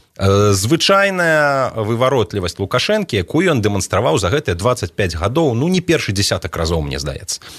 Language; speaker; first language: Belarusian; native; Belarusian